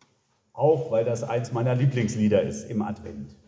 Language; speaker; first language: German; native; German